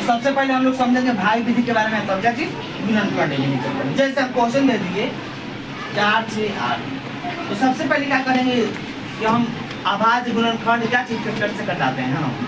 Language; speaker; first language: Hindi; native; Hindi